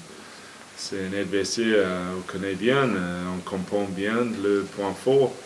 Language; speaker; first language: French; non-native, fluent; English